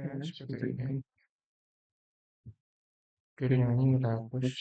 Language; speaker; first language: Indonesian; native; Indonesian